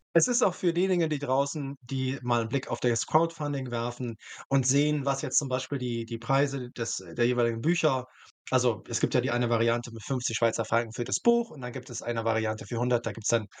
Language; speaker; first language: German; native; German